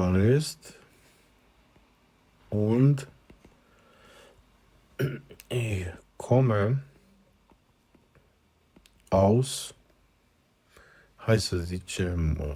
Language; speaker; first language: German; non-native, fluent; Romanian